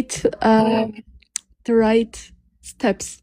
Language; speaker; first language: English; non-native, learner; Armenian